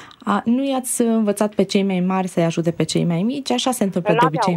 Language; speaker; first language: Romanian; native; Romanian